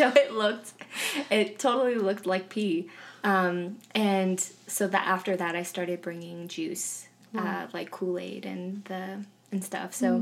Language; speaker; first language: English; native; English